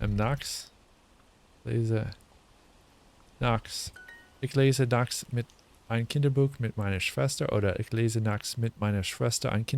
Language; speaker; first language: German; non-native, learner; English